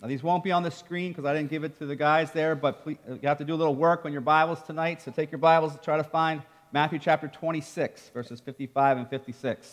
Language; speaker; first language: English; native; English